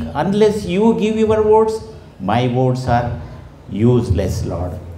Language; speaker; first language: English; non-native, local second language; Telugu